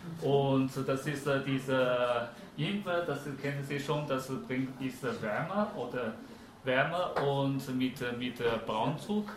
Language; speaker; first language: German; non-native, fluent; Chinese